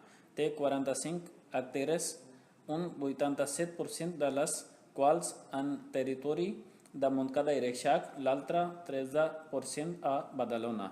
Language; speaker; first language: Catalan; non-native, learner; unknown